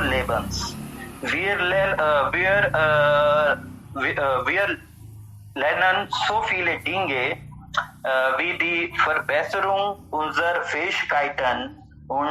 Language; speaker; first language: German; non-native, learner; Hindi